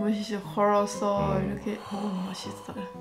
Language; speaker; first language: Korean; non-native, learner; Thai